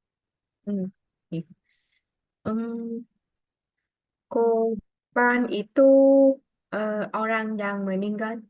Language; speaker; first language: Indonesian; non-native, learner; Vietnamese